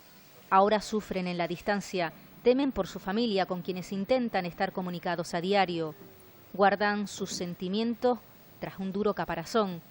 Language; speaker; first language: Spanish; native; Spanish